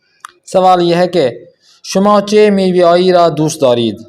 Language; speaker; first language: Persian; non-native, fluent; Urdu